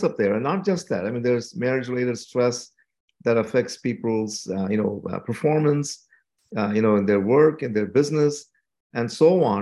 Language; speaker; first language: English; non-native, local second language; Tamil